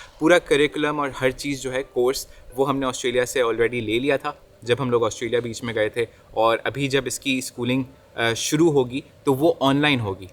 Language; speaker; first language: Urdu; native; Urdu